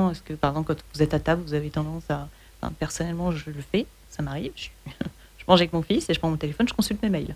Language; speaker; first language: French; native; French